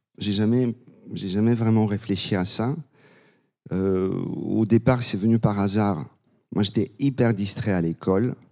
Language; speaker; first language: French; non-native, fluent; Bulgarian